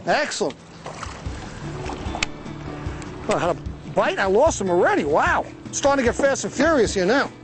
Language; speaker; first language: English; native; English